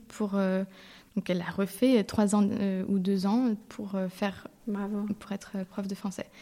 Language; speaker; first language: French; early bilingual, heritage; French